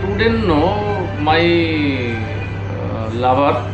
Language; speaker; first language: English; non-native, learner; Bangla